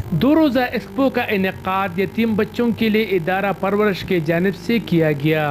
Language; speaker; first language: Urdu; non-native, local second language; Pashto